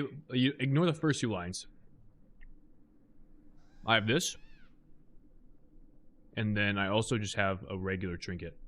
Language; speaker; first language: English; native; English